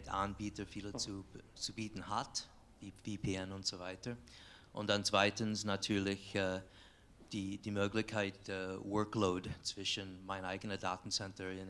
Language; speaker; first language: German; non-native, fluent; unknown